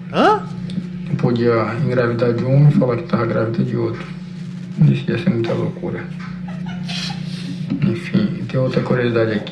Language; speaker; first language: Portuguese; native; Portuguese